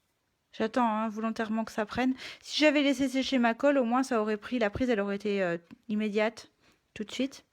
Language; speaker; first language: French; native; French